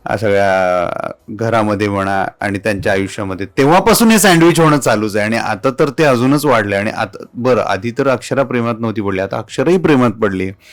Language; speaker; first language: Marathi; native; Marathi